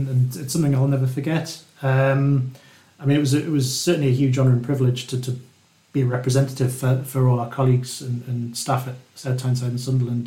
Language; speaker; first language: English; native; English